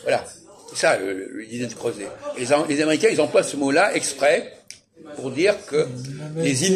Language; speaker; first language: French; native; French